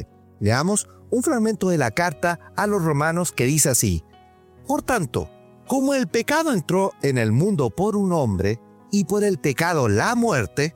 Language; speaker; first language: Spanish; native; Spanish